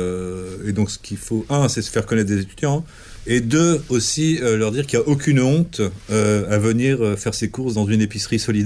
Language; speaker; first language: French; native; French